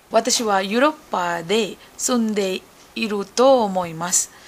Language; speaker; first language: Japanese; non-native, learner; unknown